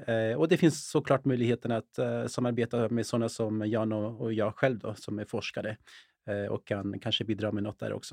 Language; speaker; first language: Swedish; early bilingual, other home language; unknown